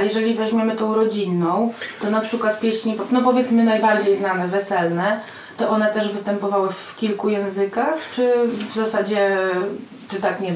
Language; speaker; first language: Polish; native; Polish